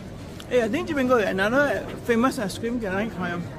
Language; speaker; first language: English; non-native, learner; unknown